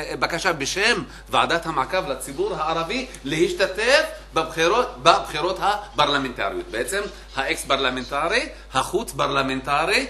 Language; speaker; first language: Hebrew; non-native, local second language; Arabic